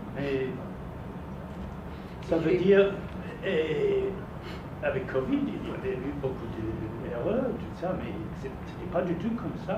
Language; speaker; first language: French; non-native, fluent; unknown